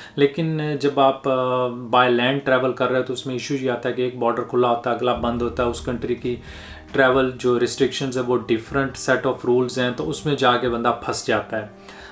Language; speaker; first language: Urdu; native; Urdu